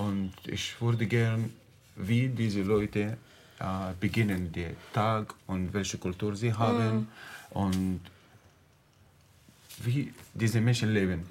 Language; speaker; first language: German; non-native, learner; Arabic